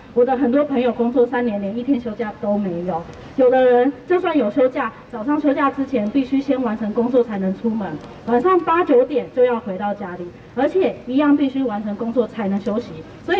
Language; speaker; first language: Chinese; non-native, fluent; Indonesian